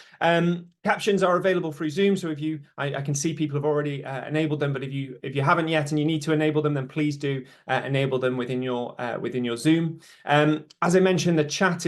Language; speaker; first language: English; native; English